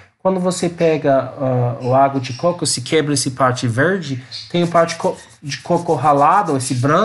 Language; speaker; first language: Portuguese; non-native, learner; English